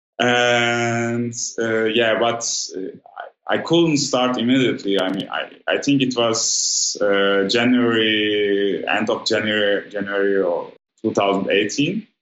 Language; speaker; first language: English; non-native, fluent; German